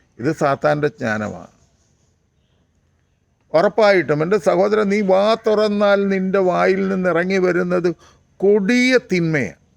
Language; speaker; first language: Malayalam; native; Malayalam